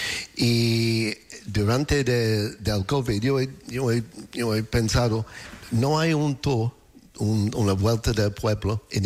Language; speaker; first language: Spanish; non-native, fluent; English